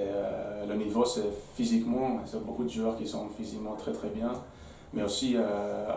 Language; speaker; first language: French; non-native, fluent; Dutch